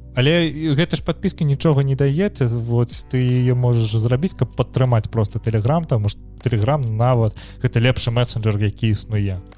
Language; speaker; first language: Belarusian; native; Belarusian